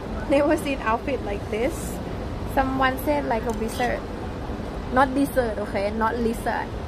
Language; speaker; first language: English; non-native, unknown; Thai